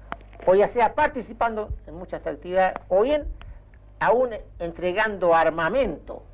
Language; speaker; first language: Spanish; native; Spanish